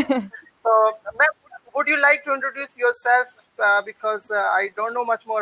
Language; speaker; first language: English; non-native, learner; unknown